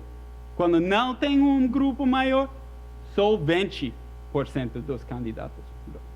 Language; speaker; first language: Portuguese; non-native, fluent; English